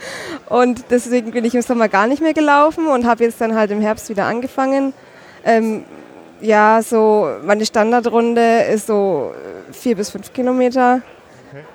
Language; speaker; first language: German; native; German